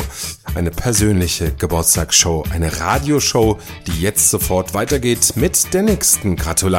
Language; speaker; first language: German; native; German